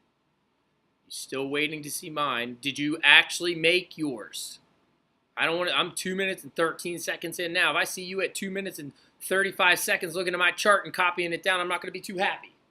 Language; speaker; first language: English; native; English